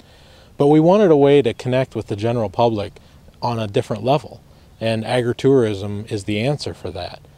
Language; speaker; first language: English; native; English